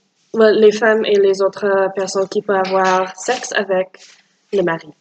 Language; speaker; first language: French; non-native, learner; English